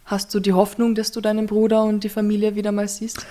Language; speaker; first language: German; native; German